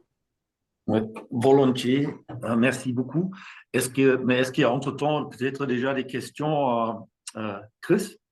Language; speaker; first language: French; non-native, fluent; German